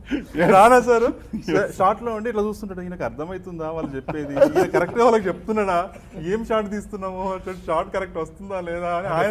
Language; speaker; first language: Telugu; native; Telugu